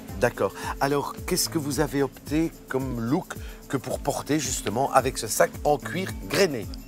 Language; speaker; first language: French; native; French